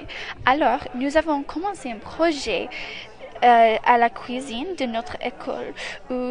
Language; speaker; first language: French; non-native, learner; English